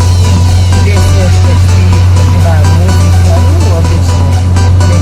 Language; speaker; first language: Russian; non-native, fluent; Serbian